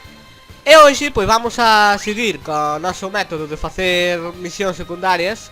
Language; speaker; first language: Galician; non-native, local second language; Spanish